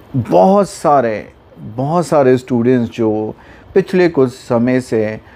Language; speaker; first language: Hindi; native; Hindi